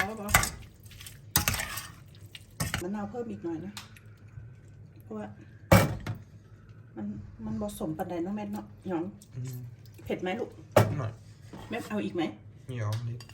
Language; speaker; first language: Thai; native; Thai